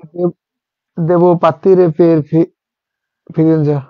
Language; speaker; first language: Italian; non-native, learner; Bangla